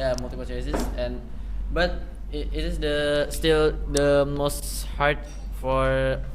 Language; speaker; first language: English; non-native, learner; Indonesian